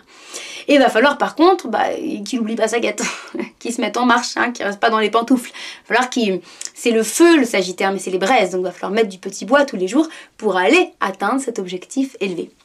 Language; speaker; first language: French; native; French